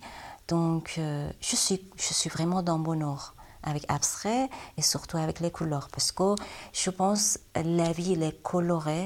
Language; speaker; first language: French; non-native, learner; Persian